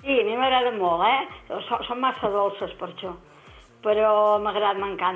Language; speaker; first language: Catalan; non-native, local second language; Spanish